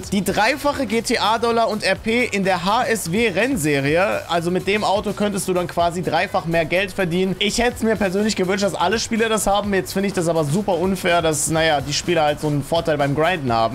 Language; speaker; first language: German; native; German